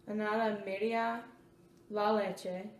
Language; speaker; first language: Spanish; non-native, learner; English